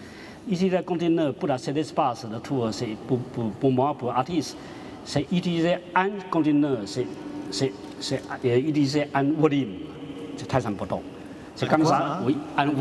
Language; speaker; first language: French; non-native, learner; Chinese